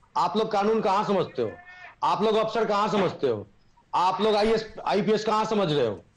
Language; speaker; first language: Hindi; native; Hindi